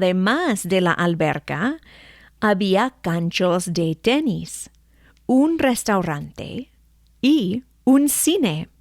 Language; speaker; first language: Spanish; non-native, fluent; English